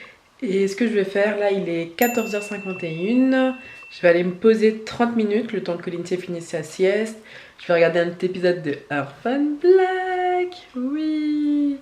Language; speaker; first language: French; native; French